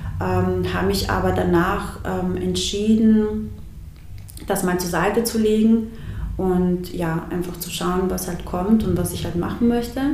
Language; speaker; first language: German; early bilingual, other home language; Bosnian